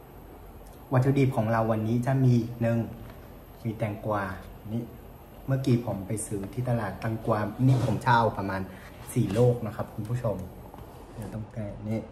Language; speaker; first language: Thai; non-native, fluent; Vietnamese